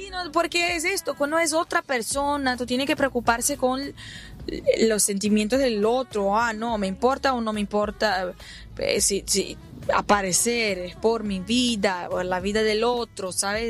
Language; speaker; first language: Spanish; non-native, fluent; Portuguese